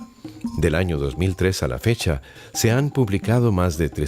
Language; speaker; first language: Spanish; native; Spanish